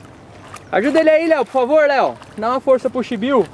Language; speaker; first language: Portuguese; native; Portuguese